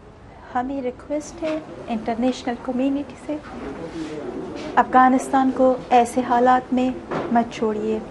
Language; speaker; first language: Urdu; non-native, fluent; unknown